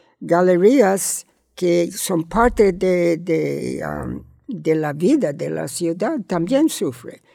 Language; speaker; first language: Spanish; non-native, learner; English